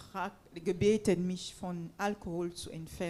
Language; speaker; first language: German; non-native, fluent; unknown